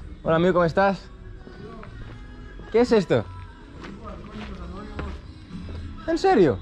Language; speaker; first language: Spanish; non-native, learner; Greek